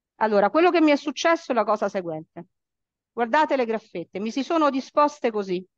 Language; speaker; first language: Italian; native; Italian